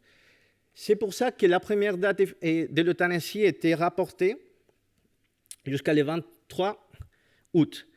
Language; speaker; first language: French; non-native, fluent; Spanish